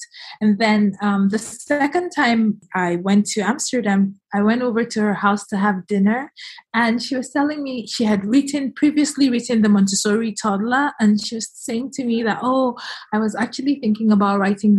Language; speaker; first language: English; non-native, local second language; Igbo